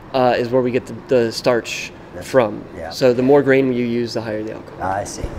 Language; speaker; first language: English; native; English